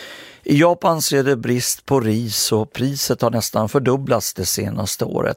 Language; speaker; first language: Swedish; native; Swedish